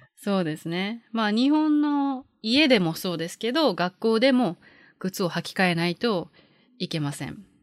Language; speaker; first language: Japanese; native; Japanese